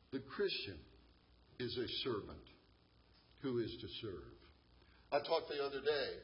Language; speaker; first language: English; native; English